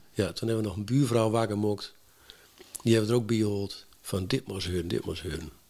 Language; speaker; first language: Dutch; native; Dutch